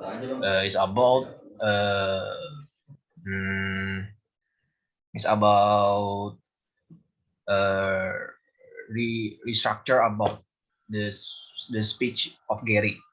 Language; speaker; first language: English; non-native, learner; Indonesian